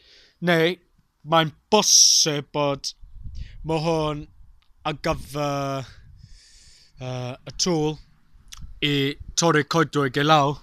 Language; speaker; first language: Welsh; non-native, local second language; English